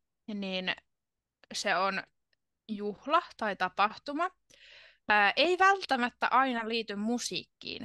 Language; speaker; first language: Finnish; native; Finnish